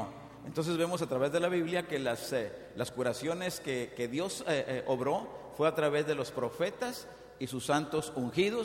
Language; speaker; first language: Spanish; native; Spanish